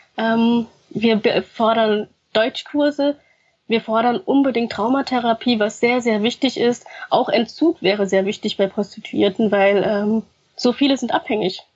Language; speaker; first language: German; early bilingual, other home language; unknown